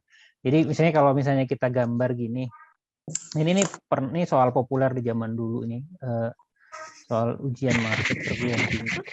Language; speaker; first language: Indonesian; native; Indonesian